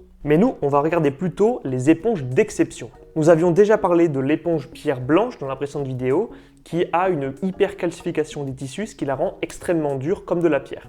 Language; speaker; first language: French; native; French